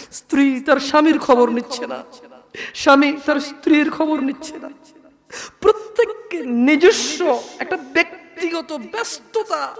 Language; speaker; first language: Bangla; early bilingual, heritage; Bangla